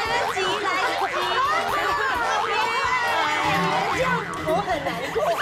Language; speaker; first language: Chinese; native; Chinese